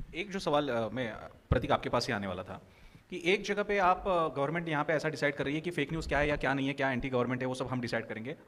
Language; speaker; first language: Hindi; non-native, local second language; Marathi